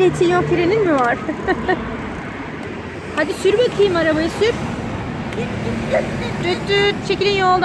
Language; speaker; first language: Turkish; native; Turkish